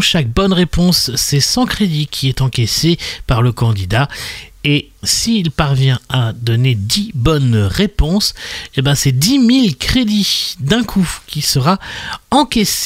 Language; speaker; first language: French; native; French